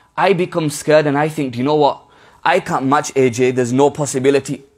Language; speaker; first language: English; early bilingual, other home language; Urdu